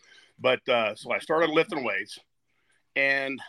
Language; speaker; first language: English; native; English